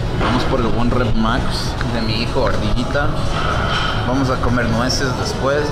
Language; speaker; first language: Spanish; early bilingual, other home language; English